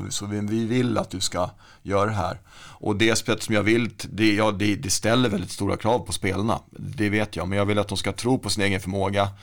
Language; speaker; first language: Swedish; native; Swedish